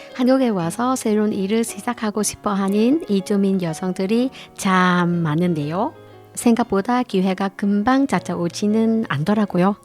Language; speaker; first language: Korean; non-native, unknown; Vietnamese